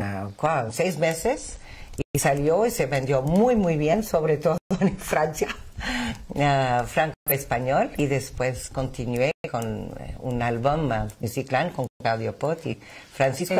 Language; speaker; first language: Spanish; non-native, fluent; English